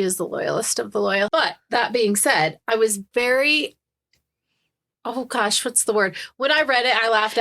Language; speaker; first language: English; native; English